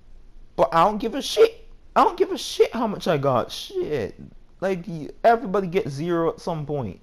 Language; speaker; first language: English; native; English